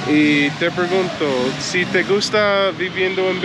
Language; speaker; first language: Spanish; non-native, learner; English